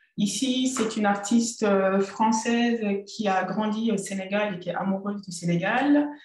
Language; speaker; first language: French; native; French